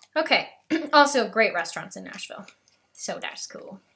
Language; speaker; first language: English; native; English